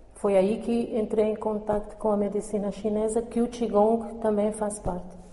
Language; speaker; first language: Portuguese; non-native, local second language; Kabuverdianu